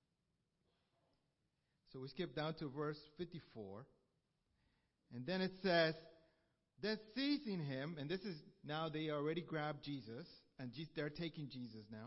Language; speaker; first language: English; early bilingual, other home language; Spanish